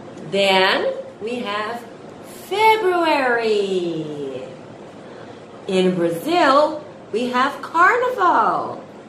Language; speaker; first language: English; non-native, fluent; Portuguese